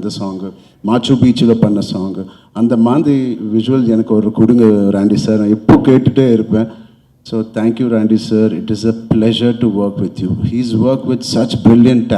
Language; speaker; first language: Tamil; non-native, learner; Telugu